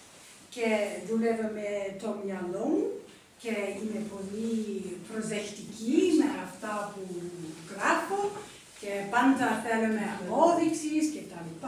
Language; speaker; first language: Greek; non-native, learner; English